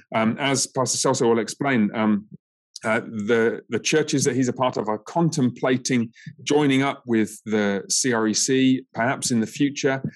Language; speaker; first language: English; native; English